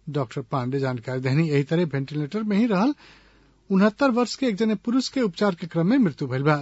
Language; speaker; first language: Bhojpuri; non-native, local second language; Nepali